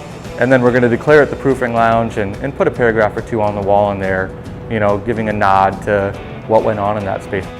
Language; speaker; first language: English; native; English